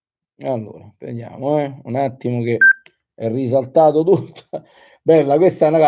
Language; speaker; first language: Italian; native; Italian